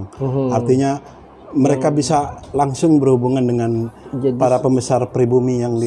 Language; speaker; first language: Indonesian; native; Indonesian